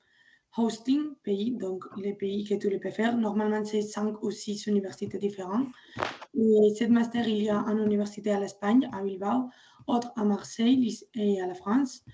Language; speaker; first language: French; non-native, learner; Spanish